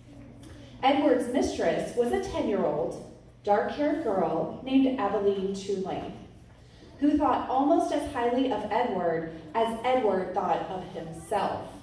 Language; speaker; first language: English; native; English